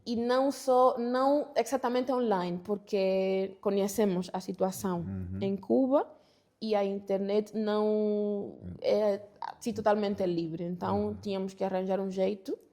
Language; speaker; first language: Portuguese; non-native, fluent; Spanish